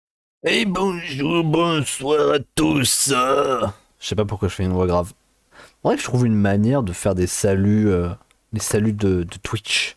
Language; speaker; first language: French; native; French